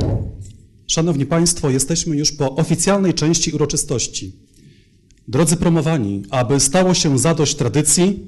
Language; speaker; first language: Polish; native; Polish